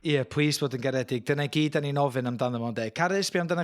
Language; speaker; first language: Welsh; native; Welsh